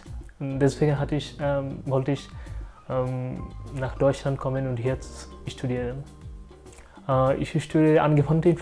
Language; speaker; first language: German; non-native, fluent; Bangla